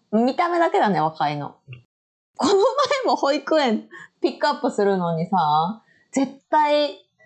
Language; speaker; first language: Japanese; native; Japanese